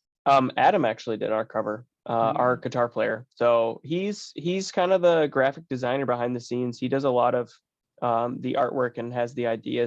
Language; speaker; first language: English; native; English